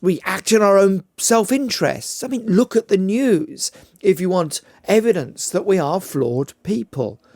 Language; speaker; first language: English; native; English